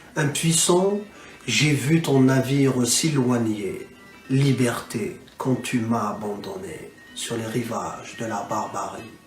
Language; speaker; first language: French; non-native, local second language; Arabic